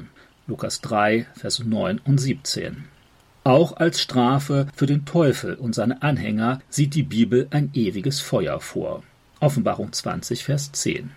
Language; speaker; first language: German; native; German